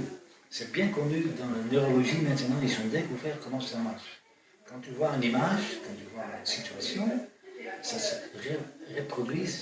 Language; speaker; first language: French; non-native, fluent; Dutch